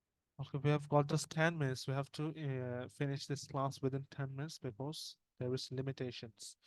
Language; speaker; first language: English; non-native, fluent; Bangla